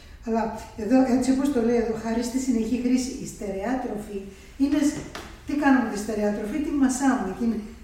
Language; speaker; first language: Greek; native; Greek